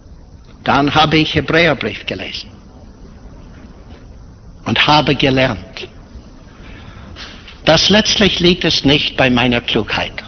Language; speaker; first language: German; non-native, fluent; English